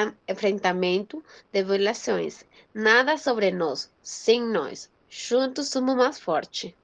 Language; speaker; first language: Portuguese; non-native, learner; Spanish